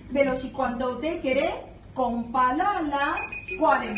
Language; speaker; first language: Spanish; non-native, learner; Chinese